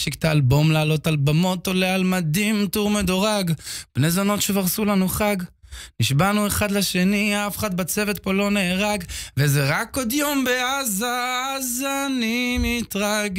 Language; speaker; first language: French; early bilingual, heritage; Hebrew